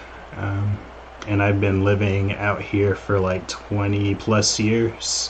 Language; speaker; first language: English; native; English